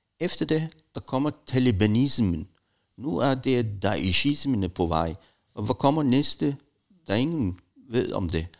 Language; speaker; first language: Danish; non-native, fluent; Persian